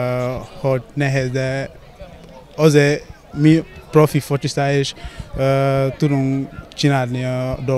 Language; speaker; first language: Hungarian; non-native, learner; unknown